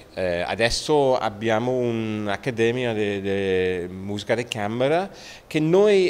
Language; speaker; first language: Italian; non-native, fluent; English